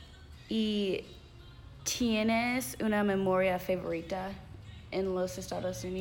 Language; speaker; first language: Spanish; non-native, learner; English